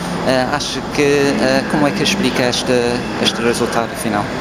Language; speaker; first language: Portuguese; non-native, fluent; English